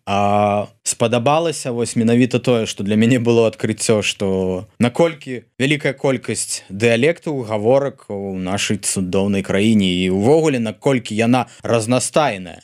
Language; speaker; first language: Belarusian; non-native, local second language; Russian